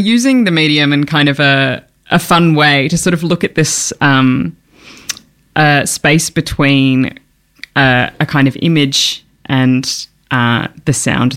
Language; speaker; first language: English; native; English